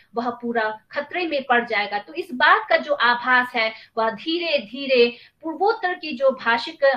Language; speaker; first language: Hindi; non-native, local second language; Nepali